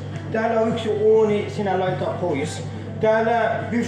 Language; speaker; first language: Finnish; non-native, learner; Turkish